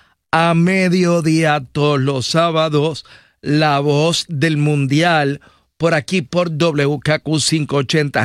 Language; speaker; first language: Spanish; native; Spanish